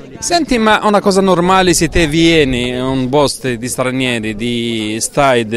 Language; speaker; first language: Italian; non-native, learner; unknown